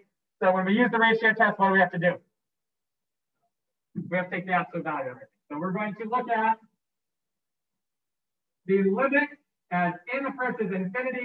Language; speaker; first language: English; native; English